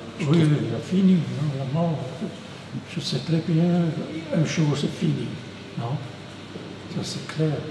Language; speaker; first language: French; non-native, local second language; German